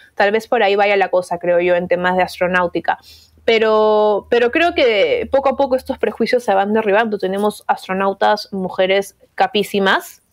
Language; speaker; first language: Spanish; native; Spanish